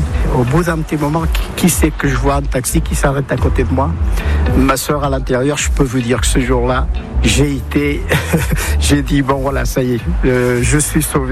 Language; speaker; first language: French; early bilingual, other home language; Portuguese